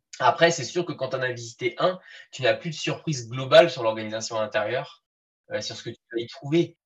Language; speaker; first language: French; native; French